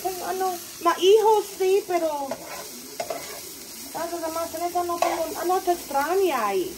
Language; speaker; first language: Spanish; non-native, learner; English